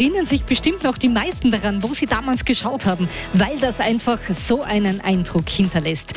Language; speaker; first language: German; native; German